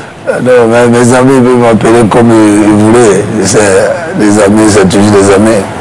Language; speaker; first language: French; non-native, learner; English